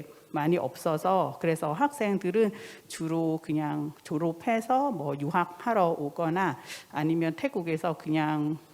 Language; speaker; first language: Korean; non-native, fluent; Thai